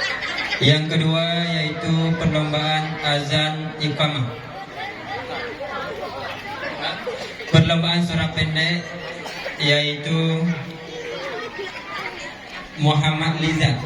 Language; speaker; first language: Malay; non-native, local second language; Achinese